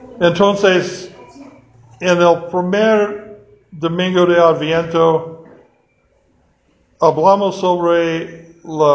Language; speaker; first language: Spanish; non-native, fluent; English